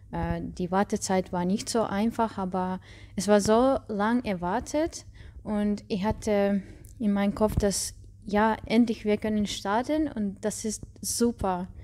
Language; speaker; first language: German; non-native, learner; Russian